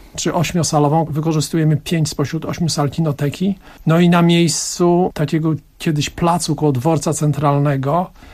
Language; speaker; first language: Polish; native; Polish